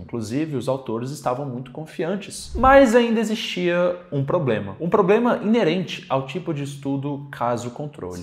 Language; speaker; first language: Portuguese; native; Portuguese